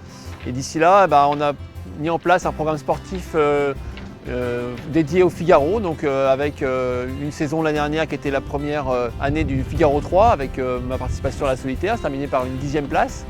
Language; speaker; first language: French; native; French